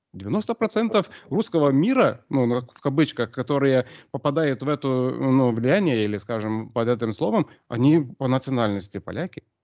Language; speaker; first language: Russian; non-native, local second language; Lithuanian